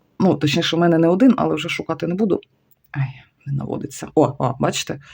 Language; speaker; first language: Ukrainian; non-native, local second language; Russian